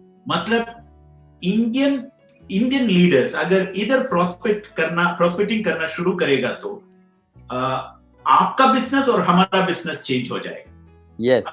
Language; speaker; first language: Hindi; non-native, local second language; Malayalam